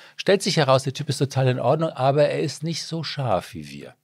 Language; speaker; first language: German; early bilingual, other home language; Czech